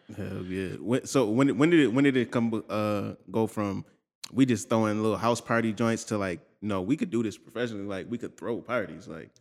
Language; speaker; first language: English; native; English